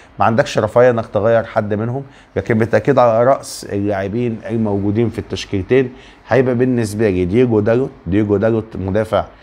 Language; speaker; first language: Arabic; native; Arabic